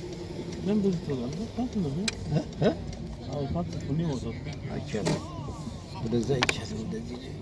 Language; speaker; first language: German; non-native, learner; Amharic